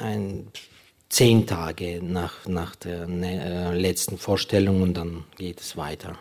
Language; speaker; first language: German; non-native, fluent; Ukrainian